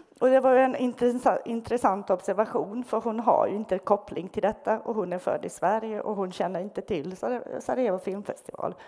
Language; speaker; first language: Swedish; non-native, fluent; Bosnian